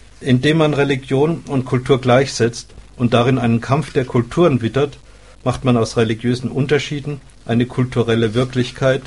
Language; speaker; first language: German; native; German